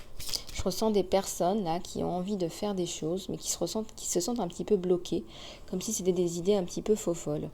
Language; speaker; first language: French; native; French